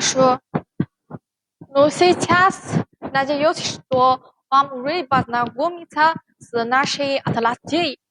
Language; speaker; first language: Russian; non-native, learner; Chinese